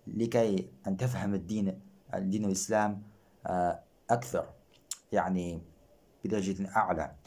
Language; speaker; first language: Arabic; non-native, fluent; Kazakh